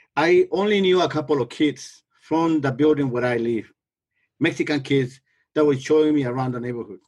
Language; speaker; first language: English; non-native, fluent; Spanish